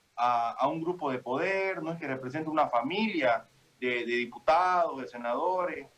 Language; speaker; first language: Spanish; native; Spanish